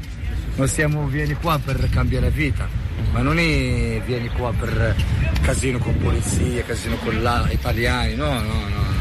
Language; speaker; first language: Italian; non-native, learner; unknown